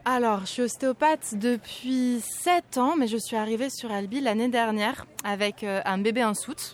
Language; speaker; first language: French; native; French